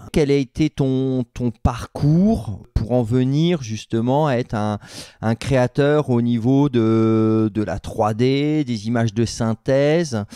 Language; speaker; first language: French; native; French